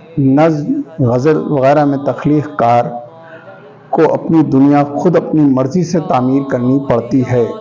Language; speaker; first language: Urdu; native; Urdu